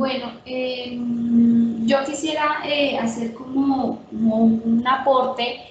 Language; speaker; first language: Spanish; native; Spanish